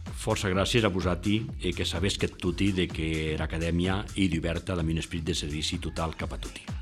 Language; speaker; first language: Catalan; non-native, local second language; Occitan